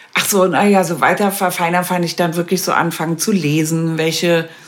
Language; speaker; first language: German; native; German